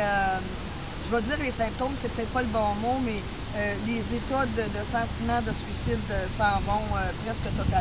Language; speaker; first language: French; native; French